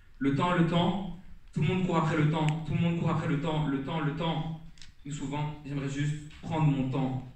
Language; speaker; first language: French; native; French